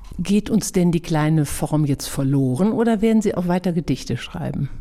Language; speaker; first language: German; native; German